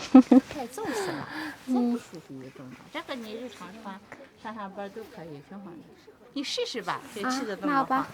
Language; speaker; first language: Chinese; native; Chinese